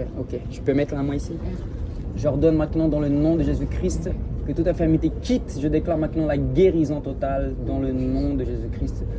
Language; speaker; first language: French; early bilingual, other home language; Portuguese